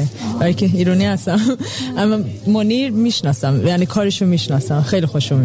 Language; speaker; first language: Persian; early bilingual, heritage; Persian